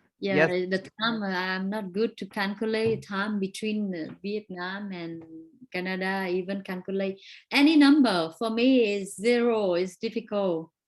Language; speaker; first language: English; non-native, fluent; Vietnamese